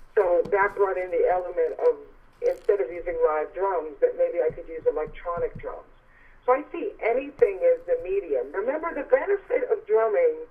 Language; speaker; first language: English; native; English